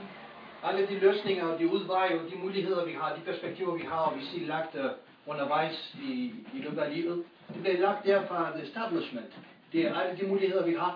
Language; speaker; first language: Danish; non-native, fluent; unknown